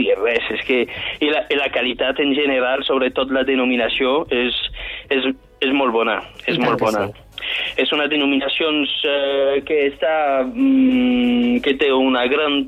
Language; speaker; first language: Catalan; non-native, fluent; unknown